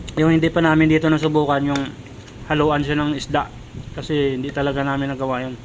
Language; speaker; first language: Filipino; non-native, local second language; Hiligaynon